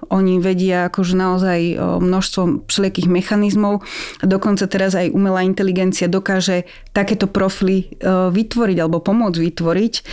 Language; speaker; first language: Slovak; native; Slovak